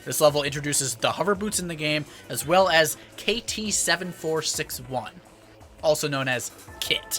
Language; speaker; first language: English; native; English